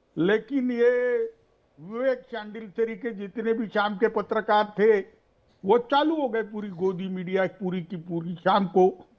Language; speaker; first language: Hindi; non-native, local second language; Marathi